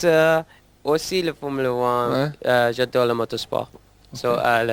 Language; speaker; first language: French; non-native, learner; English